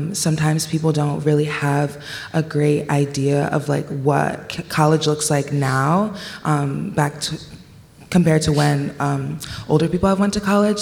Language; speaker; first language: English; native; English